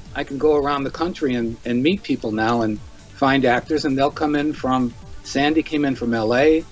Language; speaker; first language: English; native; English